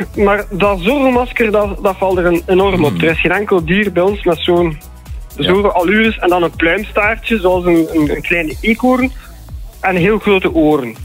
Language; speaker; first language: Dutch; native; Dutch